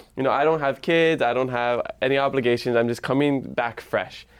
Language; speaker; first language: English; early bilingual, other home language; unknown